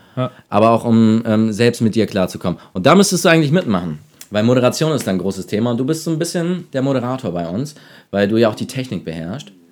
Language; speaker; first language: German; native; German